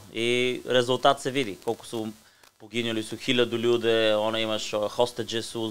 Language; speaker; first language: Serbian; non-native, learner; Bulgarian